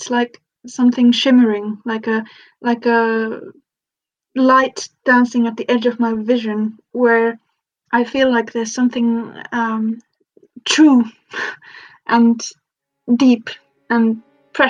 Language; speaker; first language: English; non-native, fluent; Finnish